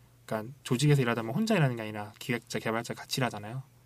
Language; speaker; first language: Korean; native; Korean